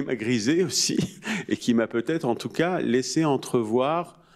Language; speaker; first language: French; native; French